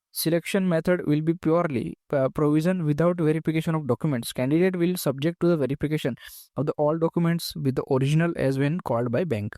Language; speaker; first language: English; non-native, local second language; Gujarati